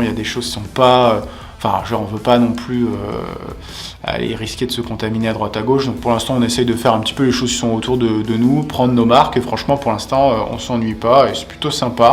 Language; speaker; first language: French; native; French